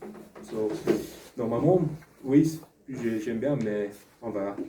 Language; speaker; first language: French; non-native, learner; English